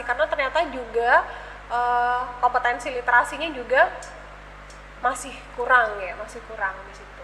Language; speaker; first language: Indonesian; native; Indonesian